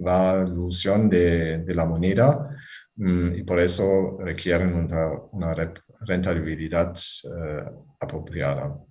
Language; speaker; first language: Spanish; non-native, fluent; German